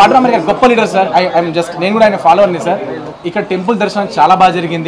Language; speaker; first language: Telugu; native; Telugu